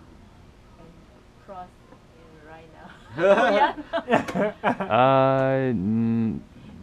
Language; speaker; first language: English; non-native, learner; Korean